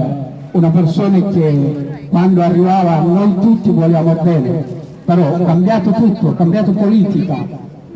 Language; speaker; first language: Italian; non-native, learner; Oromo